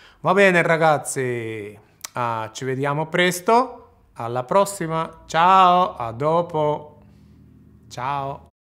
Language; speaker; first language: Italian; non-native, fluent; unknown